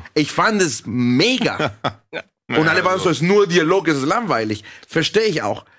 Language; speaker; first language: German; non-native, fluent; Spanish